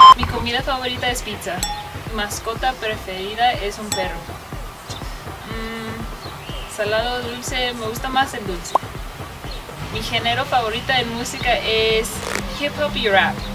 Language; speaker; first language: Spanish; early bilingual, heritage; English